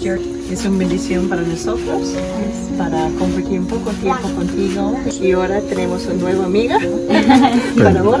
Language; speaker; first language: Spanish; non-native, learner; English